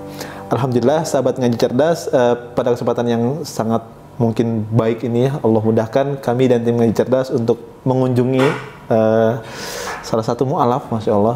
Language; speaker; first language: Indonesian; native; Indonesian